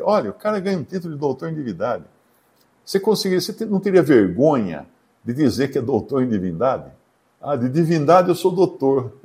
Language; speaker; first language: Portuguese; native; Portuguese